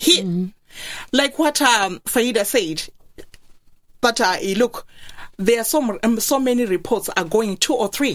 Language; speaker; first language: English; non-native, local second language; Shona